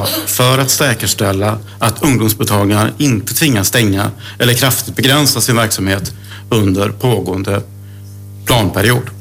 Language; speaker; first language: Swedish; native; Swedish